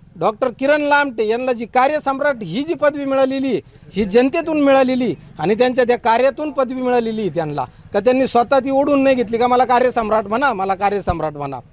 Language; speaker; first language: Marathi; native; Marathi